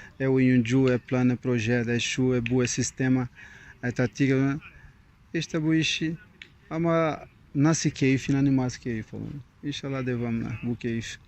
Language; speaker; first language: Turkish; non-native, learner; Portuguese